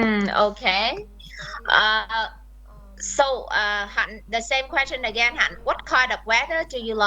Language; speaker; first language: English; non-native, fluent; Vietnamese